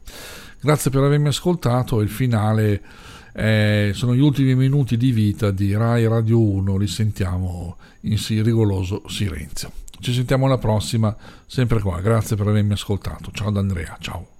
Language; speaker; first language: Italian; native; Italian